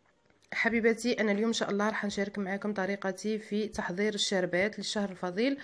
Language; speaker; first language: Arabic; native; Arabic